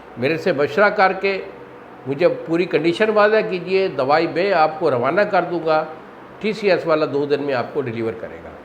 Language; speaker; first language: Urdu; non-native, local second language; Punjabi